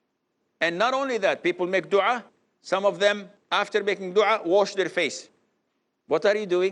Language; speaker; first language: English; non-native, fluent; Arabic